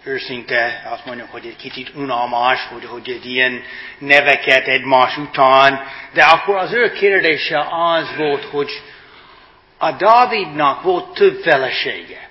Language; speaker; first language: Hungarian; non-native, fluent; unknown